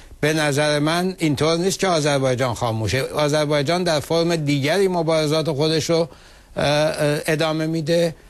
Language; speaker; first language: Persian; non-native, local second language; Azerbaijani